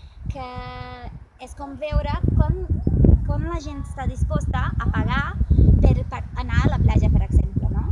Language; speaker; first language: Catalan; non-native, fluent; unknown